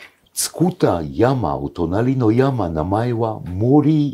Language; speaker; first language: Japanese; non-native, fluent; Hebrew